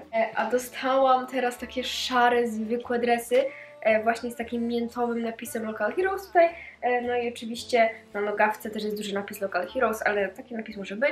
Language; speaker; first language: Polish; native; Polish